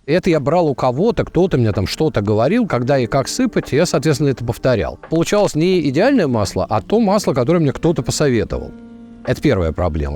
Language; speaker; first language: Russian; native; Russian